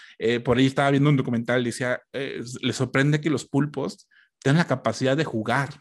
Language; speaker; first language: Spanish; native; Spanish